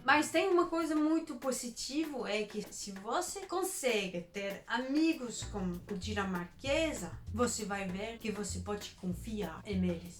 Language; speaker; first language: Portuguese; non-native, learner; Danish